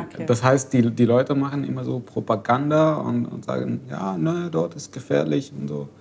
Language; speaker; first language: German; non-native, fluent; Arabic